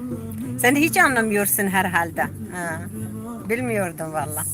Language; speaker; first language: Turkish; non-native, local second language; Kurdish